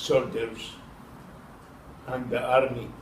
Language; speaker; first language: English; non-native, learner; Hebrew